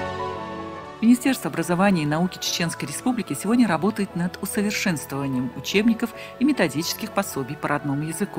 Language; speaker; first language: Russian; non-native, local second language; Chechen